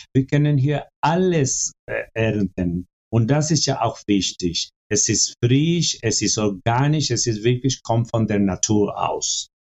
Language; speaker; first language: German; non-native, fluent; Spanish